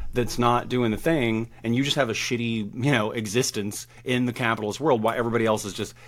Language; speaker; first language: English; native; English